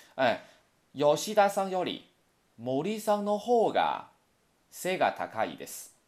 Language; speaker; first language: Japanese; non-native, fluent; Chinese